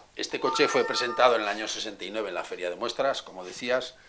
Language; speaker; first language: Spanish; native; Spanish